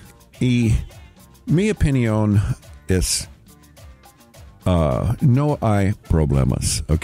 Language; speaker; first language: Spanish; non-native, learner; English